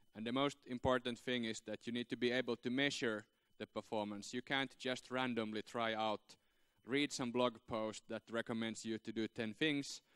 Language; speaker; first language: English; non-native, fluent; Finnish